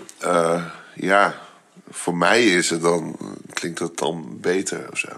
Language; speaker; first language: Dutch; native; Dutch